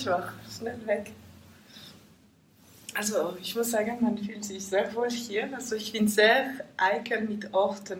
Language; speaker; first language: German; non-native, fluent; French